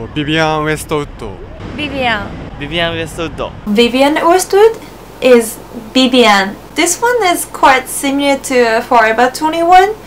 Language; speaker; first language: English; non-native, fluent; Japanese